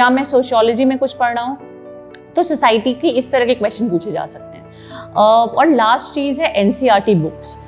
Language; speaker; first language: Hindi; native; Hindi